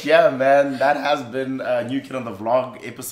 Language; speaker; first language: English; non-native, local second language; Xhosa